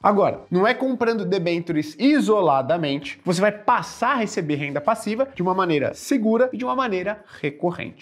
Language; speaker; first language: Portuguese; native; Portuguese